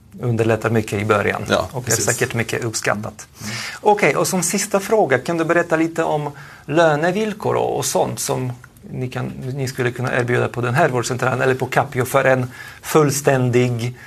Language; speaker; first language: Swedish; non-native, fluent; Polish